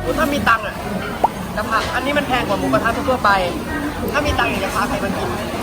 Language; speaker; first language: Thai; native; Thai